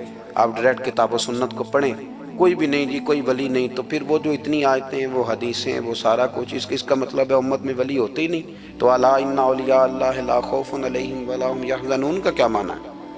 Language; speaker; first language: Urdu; non-native, local second language; Punjabi